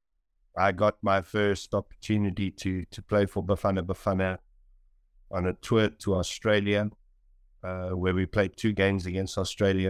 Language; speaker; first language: English; native; English